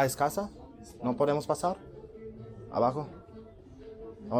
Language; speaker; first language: Spanish; non-native, learner; English